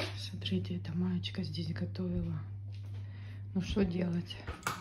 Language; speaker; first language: Russian; native; Russian